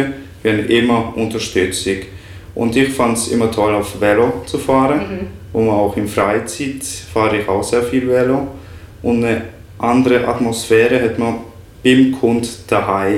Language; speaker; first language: German; non-native, fluent; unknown